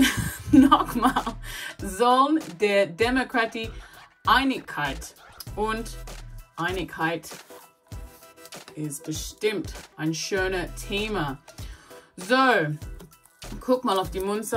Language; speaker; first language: German; non-native, learner; English